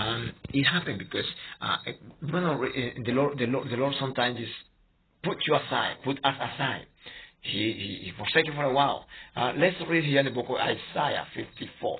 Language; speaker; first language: English; non-native, fluent; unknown